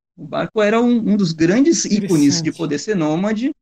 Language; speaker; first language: Portuguese; native; Portuguese